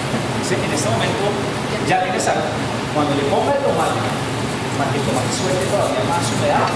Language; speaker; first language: Spanish; native; Spanish